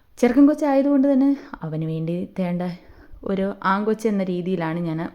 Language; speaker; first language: Malayalam; native; Malayalam